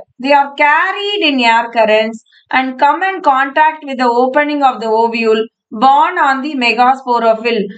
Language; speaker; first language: English; non-native, local second language; Tamil